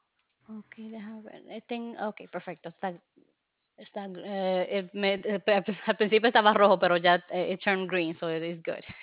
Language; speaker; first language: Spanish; early bilingual, other home language; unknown